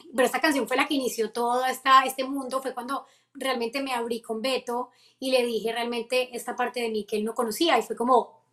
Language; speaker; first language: Spanish; native; Spanish